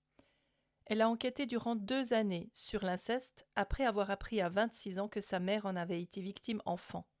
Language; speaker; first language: French; native; French